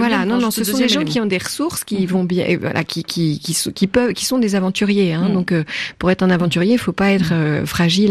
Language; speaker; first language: French; native; French